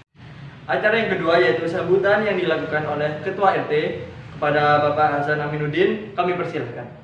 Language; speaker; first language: Indonesian; native; Indonesian